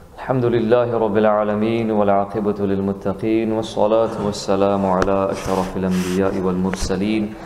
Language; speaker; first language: Arabic; non-native, fluent; English